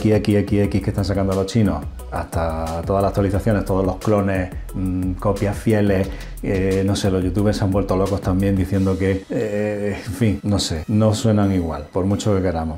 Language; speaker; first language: Spanish; native; Spanish